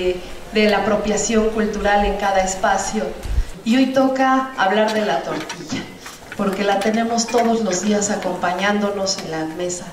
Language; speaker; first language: Spanish; native; Spanish